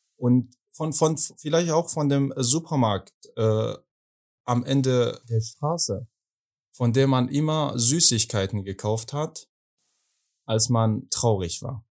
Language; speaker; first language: German; non-native, fluent; Persian